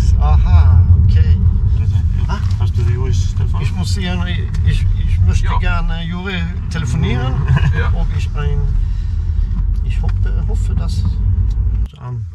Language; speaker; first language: German; non-native, learner; Swedish